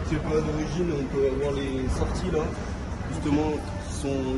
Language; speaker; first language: French; native; French